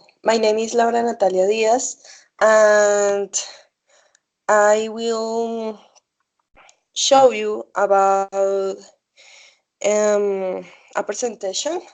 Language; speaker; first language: English; non-native, learner; Spanish